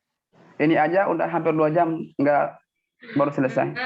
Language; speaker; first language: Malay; non-native, local second language; Javanese